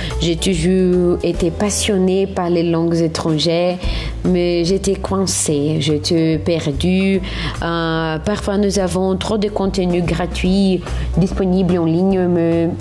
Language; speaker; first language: French; non-native, learner; Portuguese